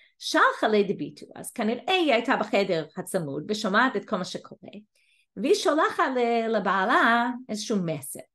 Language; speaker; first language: Hebrew; non-native, fluent; English